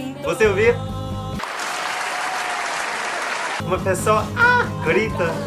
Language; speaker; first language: Portuguese; non-native, learner; English